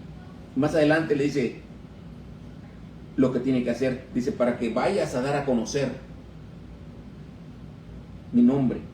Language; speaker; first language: Spanish; native; Spanish